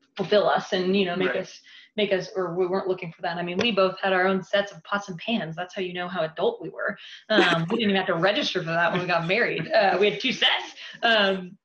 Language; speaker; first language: English; native; English